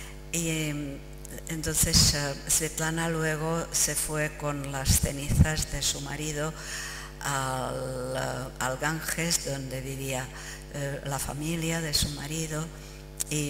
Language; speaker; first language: Spanish; non-native, fluent; Czech